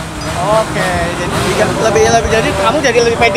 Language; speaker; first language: Indonesian; native; Indonesian